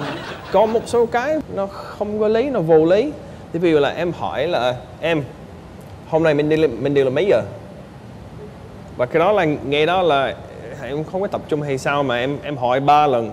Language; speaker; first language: Vietnamese; early bilingual, heritage; Vietnamese